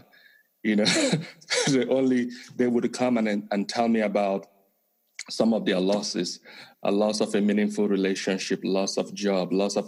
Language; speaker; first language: English; non-native, local second language; Igbo